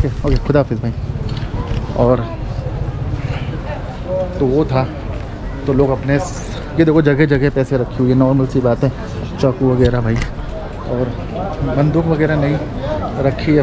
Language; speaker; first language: Hindi; native; Hindi